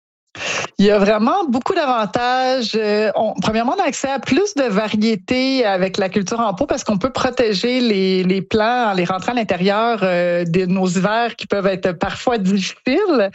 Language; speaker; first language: French; native; French